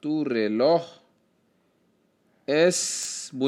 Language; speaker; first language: Spanish; non-native, learner; Hindi